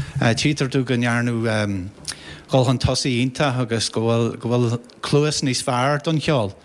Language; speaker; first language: Irish; native; Irish